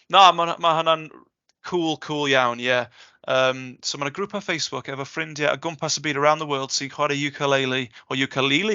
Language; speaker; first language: Welsh; non-native, local second language; English